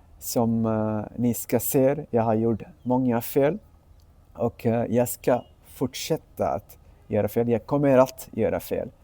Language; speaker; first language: Swedish; non-native, learner; Sinhala